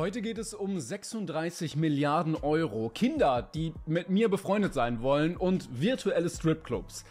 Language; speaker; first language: German; native; German